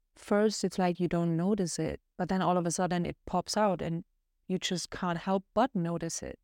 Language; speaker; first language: English; non-native, fluent; German